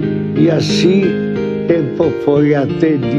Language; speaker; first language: Portuguese; non-native, fluent; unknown